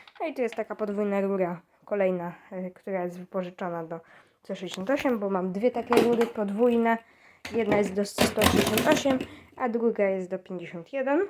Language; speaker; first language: Polish; native; Polish